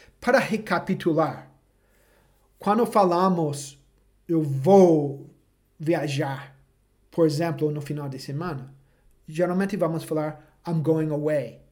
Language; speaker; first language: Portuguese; non-native, fluent; English